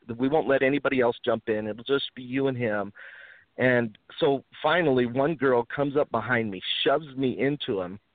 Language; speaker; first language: English; early bilingual, other home language; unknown